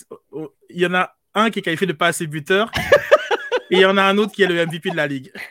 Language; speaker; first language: French; native; French